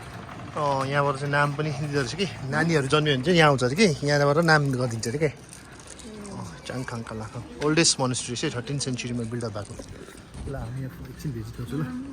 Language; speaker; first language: Nepali; non-native, local second language; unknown